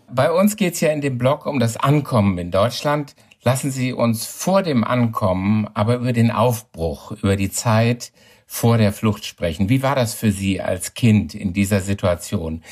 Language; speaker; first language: German; native; German